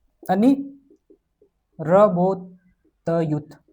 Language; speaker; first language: Russian; non-native, learner; Hindi